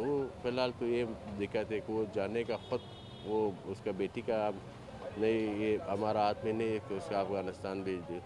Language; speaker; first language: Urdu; non-native, learner; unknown